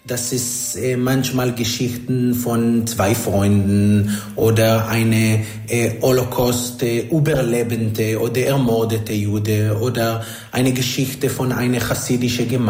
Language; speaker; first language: German; non-native, learner; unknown